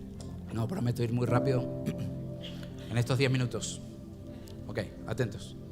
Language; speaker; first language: Spanish; native; Spanish